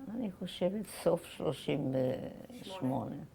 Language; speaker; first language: Hebrew; non-native, fluent; German